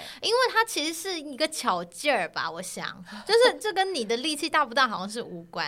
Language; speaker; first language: Chinese; native; Chinese